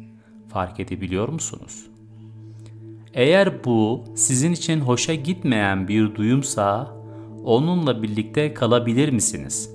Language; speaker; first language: Turkish; native; Turkish